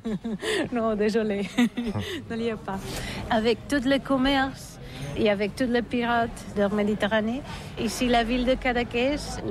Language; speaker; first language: French; non-native, learner; Catalan